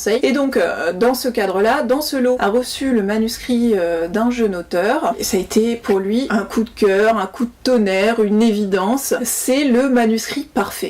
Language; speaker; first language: French; native; French